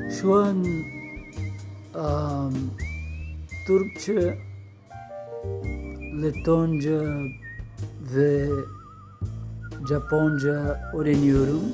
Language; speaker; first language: Turkish; non-native, learner; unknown